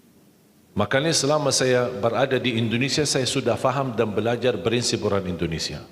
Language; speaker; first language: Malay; non-native, fluent; Arabic